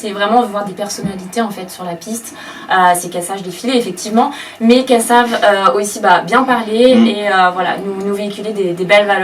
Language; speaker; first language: French; native; French